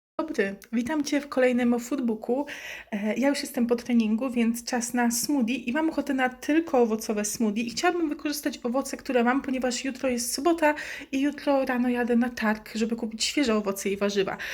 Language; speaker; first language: Polish; native; Polish